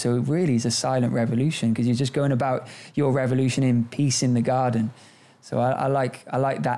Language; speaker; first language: English; native; English